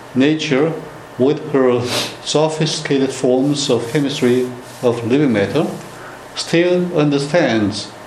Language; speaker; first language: English; non-native, fluent; Korean